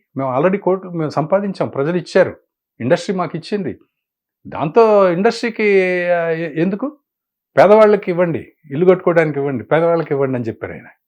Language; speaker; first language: Telugu; native; Telugu